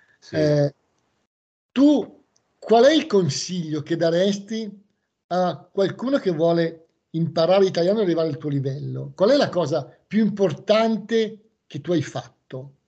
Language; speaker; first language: Italian; native; Italian